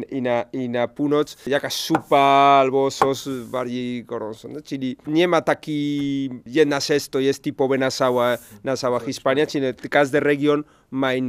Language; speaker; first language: Polish; non-native, learner; Spanish